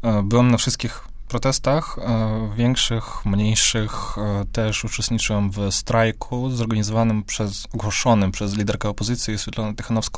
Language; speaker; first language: Polish; non-native, fluent; Russian